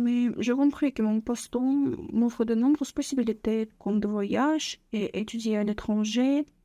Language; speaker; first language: French; non-native, learner; Russian